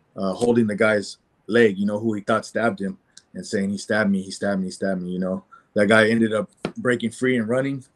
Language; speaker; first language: English; native; English